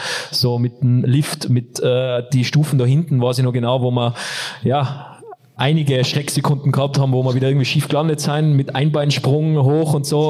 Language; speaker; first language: German; native; German